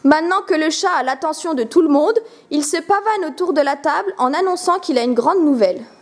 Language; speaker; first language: French; native; French